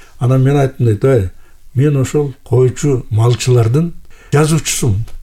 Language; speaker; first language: Kyrgyz; native; Kyrgyz